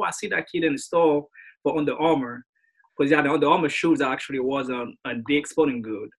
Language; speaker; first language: English; native; English